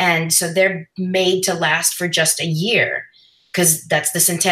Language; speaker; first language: English; non-native, local second language; Filipino